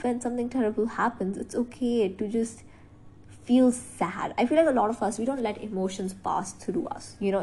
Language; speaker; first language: English; non-native, local second language; Hindi